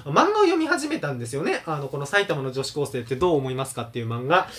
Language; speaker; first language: Japanese; native; Japanese